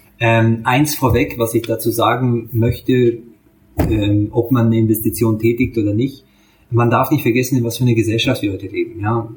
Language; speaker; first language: German; early bilingual, other home language; Hungarian